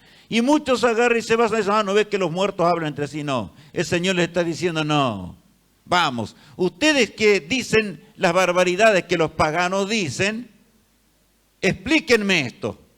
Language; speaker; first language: Spanish; native; Spanish